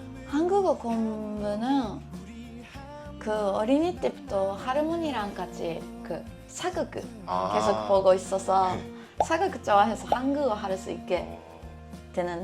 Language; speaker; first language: Korean; non-native, fluent; Japanese